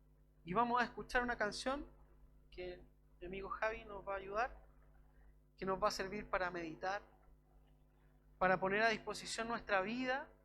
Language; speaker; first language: Spanish; native; Spanish